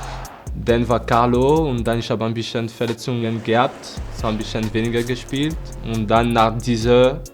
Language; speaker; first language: German; non-native, learner; French